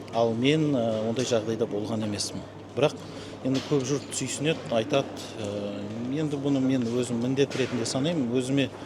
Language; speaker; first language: Kazakh; non-native, local second language; Russian